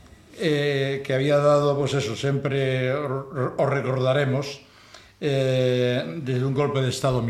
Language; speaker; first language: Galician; non-native, local second language; Spanish